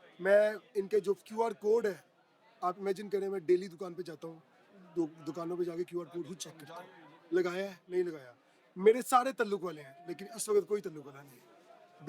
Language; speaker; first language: Urdu; non-native, local second language; Punjabi